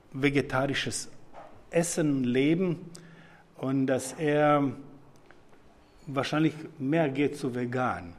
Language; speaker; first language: German; non-native, fluent; Serbian